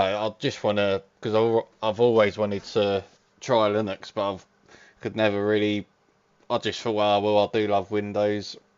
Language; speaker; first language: English; native; English